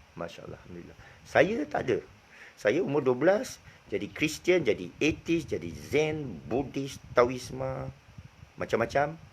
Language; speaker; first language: Malay; non-native, local second language; Chinese